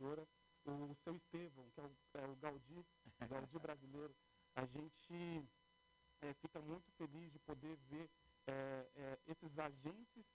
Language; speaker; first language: Portuguese; native; Portuguese